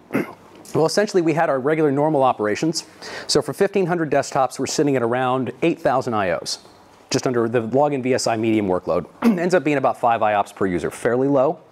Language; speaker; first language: English; native; English